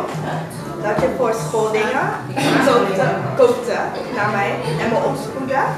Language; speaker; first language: Dutch; early bilingual, other home language; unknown